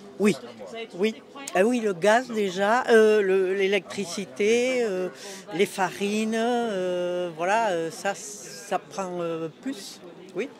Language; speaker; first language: French; native; French